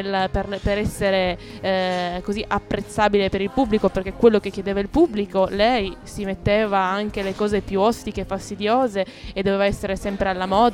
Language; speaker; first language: Italian; native; Italian